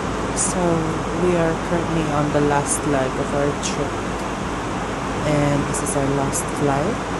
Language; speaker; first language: English; non-native, local second language; Filipino